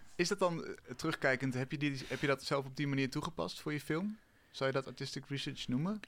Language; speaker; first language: Dutch; native; Dutch